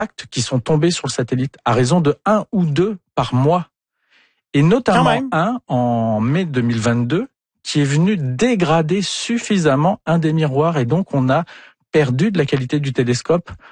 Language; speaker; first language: French; native; French